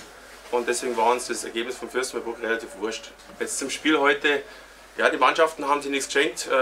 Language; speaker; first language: German; native; German